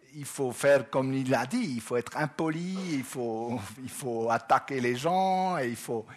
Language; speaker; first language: French; non-native, local second language; German